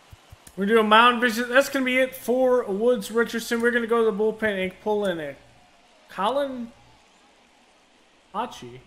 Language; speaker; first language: English; native; English